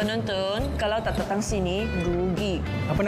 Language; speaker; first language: Malay; native; Malay